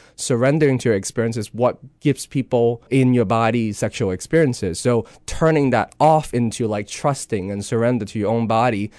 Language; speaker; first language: English; non-native, local second language; Cantonese